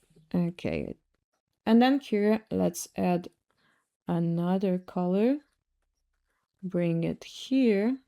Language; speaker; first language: English; non-native, fluent; Russian